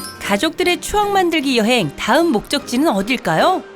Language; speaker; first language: Korean; native; Korean